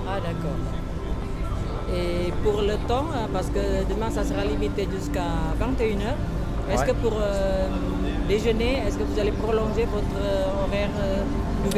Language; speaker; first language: French; non-native, fluent; Indonesian